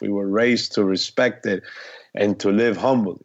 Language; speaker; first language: English; early bilingual, other home language; Spanish